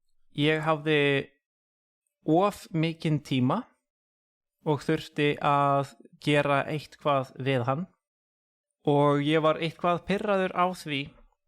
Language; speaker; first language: Icelandic; non-native, fluent; English